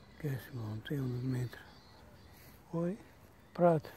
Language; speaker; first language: Dutch; non-native, learner; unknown